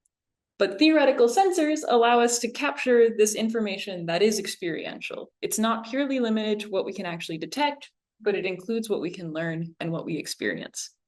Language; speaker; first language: English; native; English